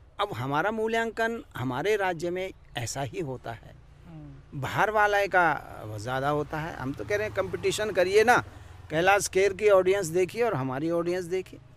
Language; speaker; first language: Hindi; non-native, local second language; Garhwali